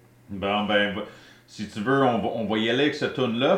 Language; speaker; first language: French; early bilingual, heritage; French